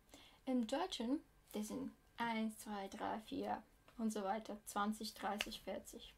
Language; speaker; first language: German; non-native, fluent; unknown